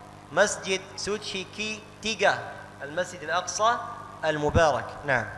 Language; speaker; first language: Arabic; native; Arabic